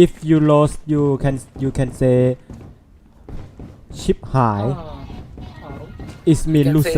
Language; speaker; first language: English; non-native, learner; Thai